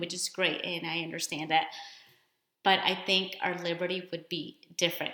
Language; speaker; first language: English; early bilingual, other home language; Spanish